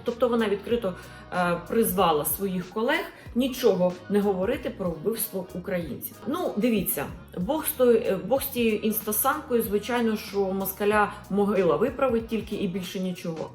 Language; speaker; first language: Ukrainian; non-native, local second language; Russian